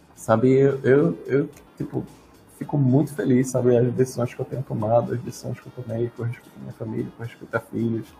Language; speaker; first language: Portuguese; native; Portuguese